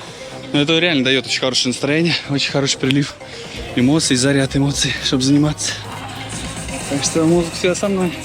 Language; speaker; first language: Russian; native; Russian